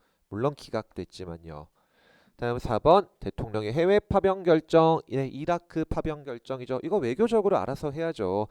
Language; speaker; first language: Korean; native; Korean